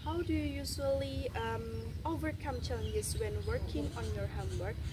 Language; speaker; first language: English; non-native, learner; Indonesian